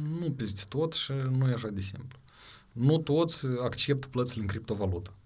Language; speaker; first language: Romanian; native; Romanian